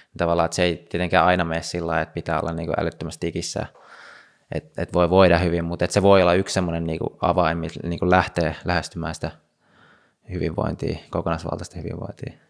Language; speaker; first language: Finnish; native; Finnish